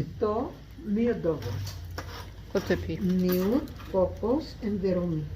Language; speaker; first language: Polish; non-native, learner; Greek